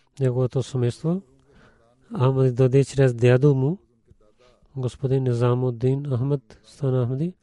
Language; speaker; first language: Bulgarian; non-native, learner; Urdu